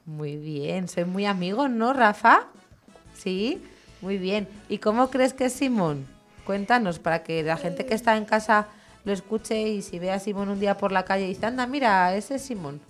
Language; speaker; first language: Spanish; native; Spanish